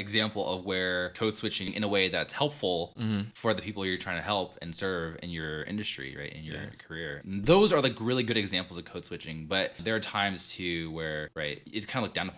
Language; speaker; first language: English; early bilingual, other home language; Vietnamese